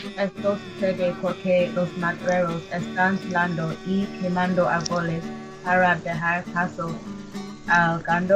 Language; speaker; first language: Spanish; non-native, learner; English